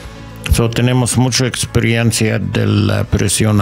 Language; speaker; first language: Spanish; non-native, learner; English